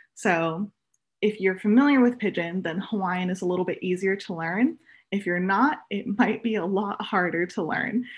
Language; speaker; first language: English; native; English